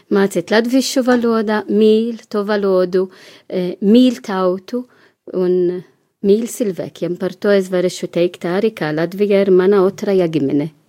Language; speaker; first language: Latvian; non-native, fluent; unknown